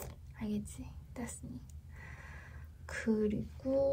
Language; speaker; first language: Korean; non-native, learner; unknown